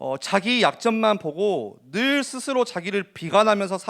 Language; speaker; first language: Korean; native; Korean